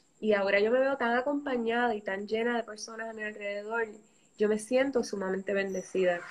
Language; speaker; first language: Spanish; native; Spanish